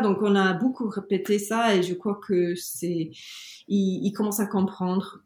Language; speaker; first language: French; non-native, fluent; English